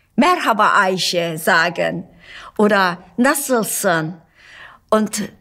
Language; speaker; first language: German; non-native, fluent; Turkish